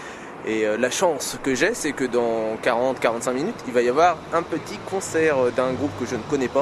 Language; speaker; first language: French; native; French